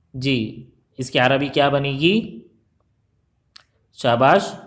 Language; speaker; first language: Urdu; native; Urdu